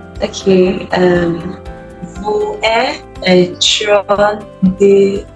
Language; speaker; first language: French; non-native, learner; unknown